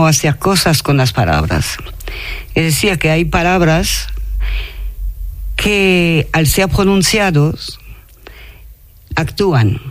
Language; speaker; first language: Spanish; non-native, fluent; French